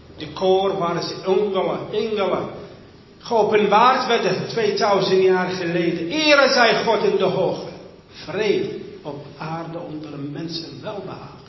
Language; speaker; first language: Dutch; non-native, fluent; French